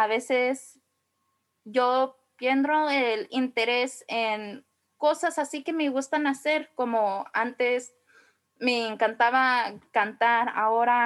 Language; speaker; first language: Spanish; early bilingual, heritage; Spanish